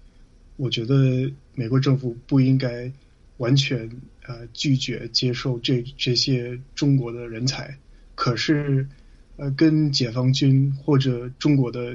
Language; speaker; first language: Chinese; non-native, fluent; English